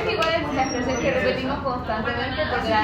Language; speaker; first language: Spanish; native; Spanish